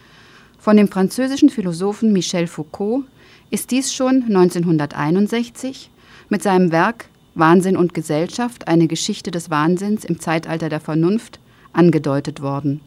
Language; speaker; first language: German; native; German